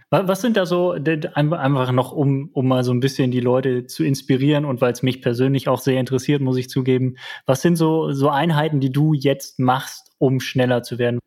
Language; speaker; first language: German; native; German